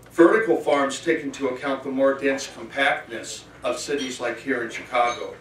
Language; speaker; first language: English; native; English